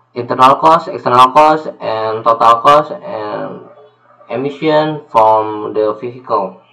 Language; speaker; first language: English; non-native, learner; Indonesian